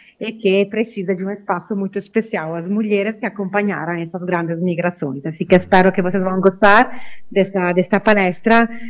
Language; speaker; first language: Portuguese; non-native, fluent; Italian